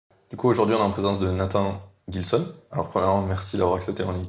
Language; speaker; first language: French; native; French